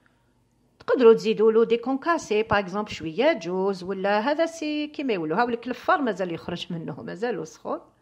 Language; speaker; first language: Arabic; native; Arabic